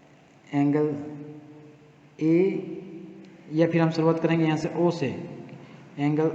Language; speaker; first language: Hindi; native; Hindi